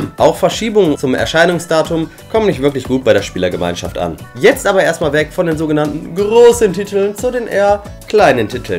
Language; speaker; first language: German; native; German